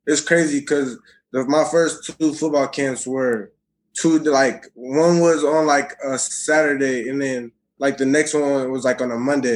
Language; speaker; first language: English; native; English